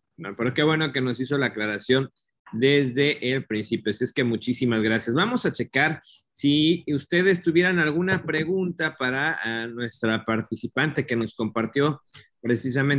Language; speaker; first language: Spanish; native; Spanish